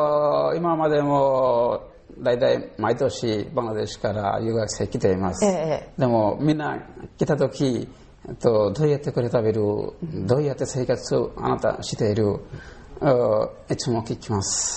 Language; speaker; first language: Japanese; non-native, learner; Bangla